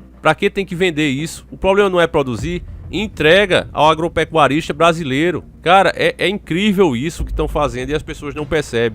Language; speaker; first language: Portuguese; native; Portuguese